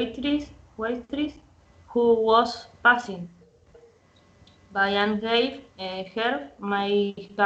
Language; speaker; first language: English; non-native, learner; Spanish